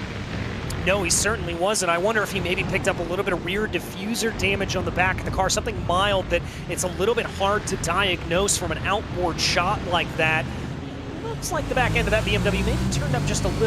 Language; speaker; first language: English; native; English